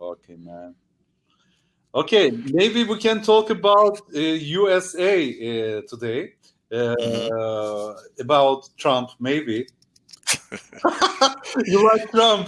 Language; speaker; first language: English; non-native, learner; Turkish